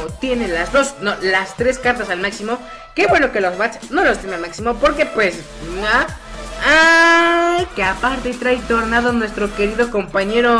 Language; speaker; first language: Spanish; native; Spanish